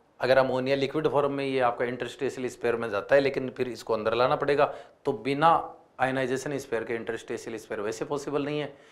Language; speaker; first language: Hindi; native; Hindi